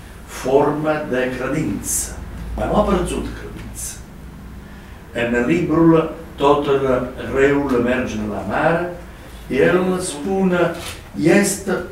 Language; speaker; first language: Romanian; non-native, learner; Italian